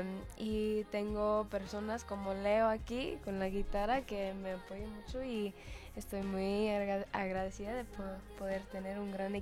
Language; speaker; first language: Spanish; early bilingual, heritage; Spanish